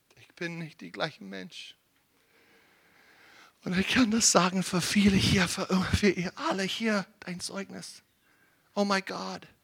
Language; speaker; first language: German; non-native, learner; English